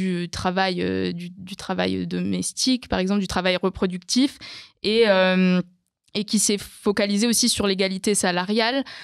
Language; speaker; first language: French; native; French